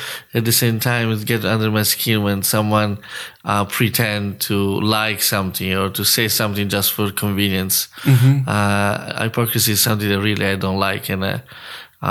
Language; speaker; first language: English; non-native, fluent; Italian